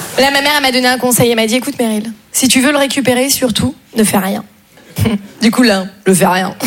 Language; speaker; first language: French; native; French